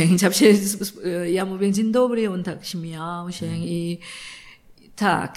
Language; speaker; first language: Polish; non-native, learner; Korean